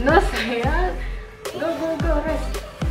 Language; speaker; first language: English; non-native, learner; Indonesian